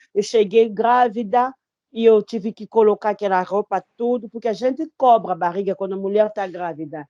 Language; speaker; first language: Portuguese; non-native, fluent; Lingala